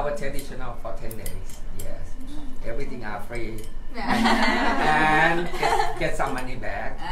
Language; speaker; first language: English; non-native, learner; Thai